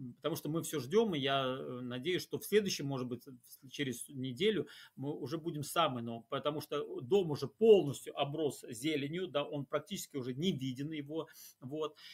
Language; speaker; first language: Russian; native; Russian